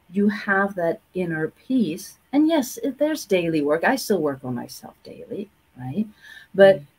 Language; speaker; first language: English; non-native, fluent; German